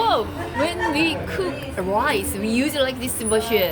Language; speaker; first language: English; non-native, learner; Korean